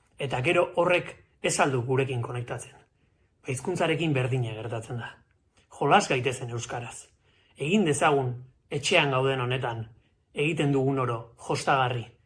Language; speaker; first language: Basque; native; Basque